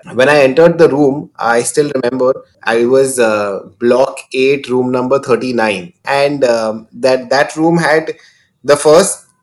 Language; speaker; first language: English; non-native, local second language; Hindi